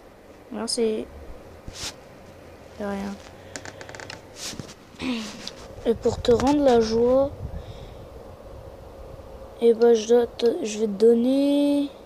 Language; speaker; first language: French; native; French